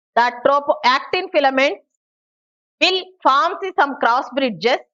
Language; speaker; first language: English; non-native, local second language; Telugu